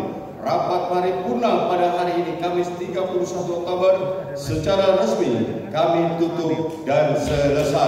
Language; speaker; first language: Indonesian; native; Indonesian